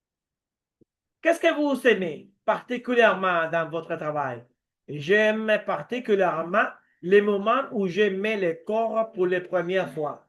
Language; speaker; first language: French; non-native, learner; Spanish